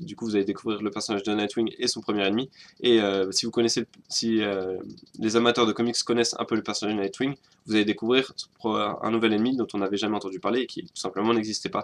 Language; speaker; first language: French; native; French